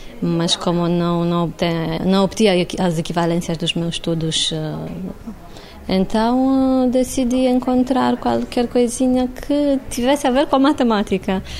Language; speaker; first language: Portuguese; non-native, fluent; Romanian